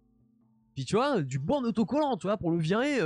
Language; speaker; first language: French; native; French